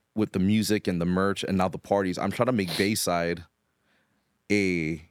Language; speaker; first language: English; native; English